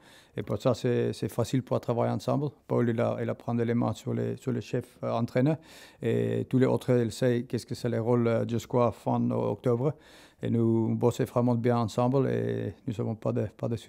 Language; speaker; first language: French; non-native, learner; English